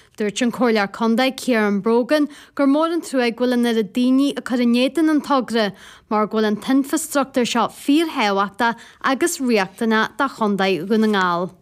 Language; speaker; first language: Irish; native; Irish